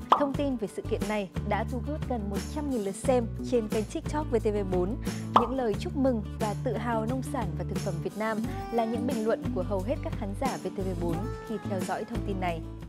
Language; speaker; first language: Vietnamese; native; Vietnamese